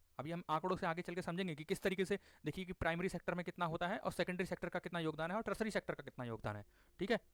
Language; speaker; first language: Hindi; native; Hindi